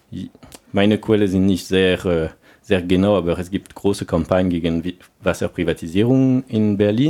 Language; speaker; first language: German; non-native, learner; French